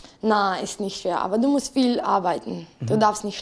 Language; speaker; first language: German; non-native, fluent; Slovenian